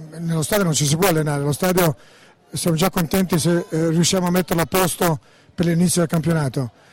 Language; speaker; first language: Italian; early bilingual, heritage; Italian